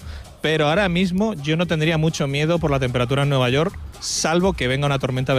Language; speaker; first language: Spanish; native; Spanish